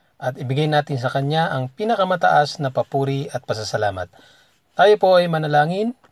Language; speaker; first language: Filipino; native; Filipino